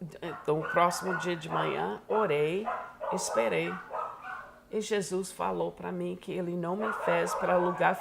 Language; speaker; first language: Portuguese; non-native, fluent; English